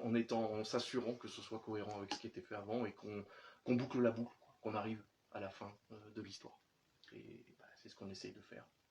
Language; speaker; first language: French; native; French